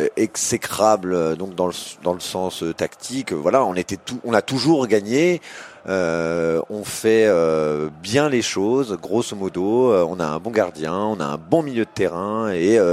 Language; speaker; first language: French; native; French